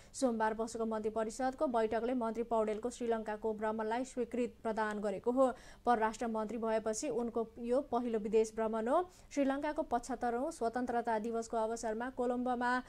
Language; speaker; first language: Nepali; non-native, local second language; Maithili